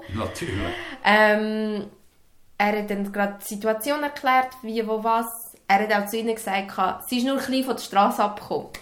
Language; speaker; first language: German; early bilingual, other home language; Serbian